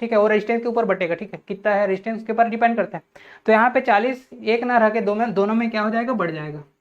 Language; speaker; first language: Hindi; native; Hindi